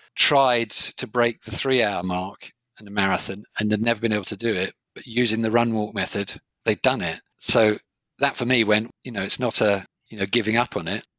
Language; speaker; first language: English; native; English